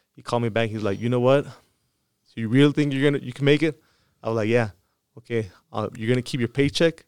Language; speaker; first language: English; early bilingual, other home language; Spanish